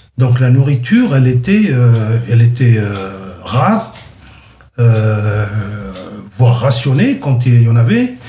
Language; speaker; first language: French; non-native, local second language; Kabyle